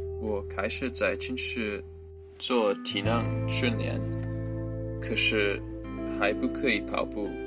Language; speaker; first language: Chinese; non-native, learner; English